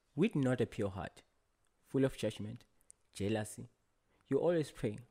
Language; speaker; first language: English; non-native, local second language; Swati